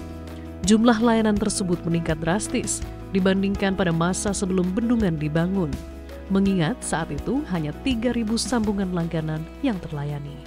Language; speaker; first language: Indonesian; native; Indonesian